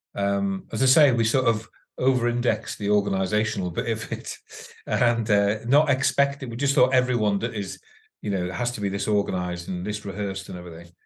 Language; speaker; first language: English; native; English